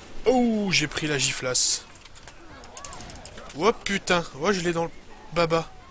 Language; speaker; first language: French; native; French